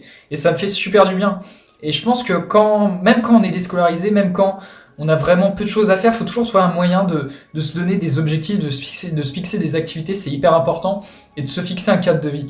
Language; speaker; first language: French; native; French